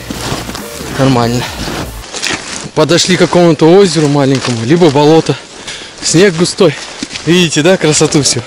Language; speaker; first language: Russian; native; Russian